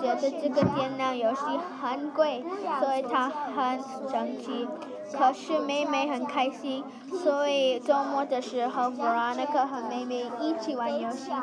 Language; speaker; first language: Chinese; non-native, learner; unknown